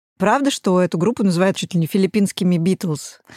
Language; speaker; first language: Russian; native; Russian